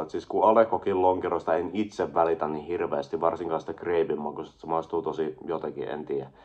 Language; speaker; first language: Finnish; native; Finnish